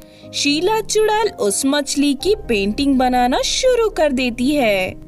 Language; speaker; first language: Hindi; native; Hindi